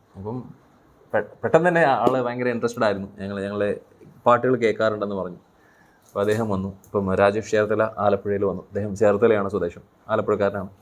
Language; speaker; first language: Malayalam; native; Malayalam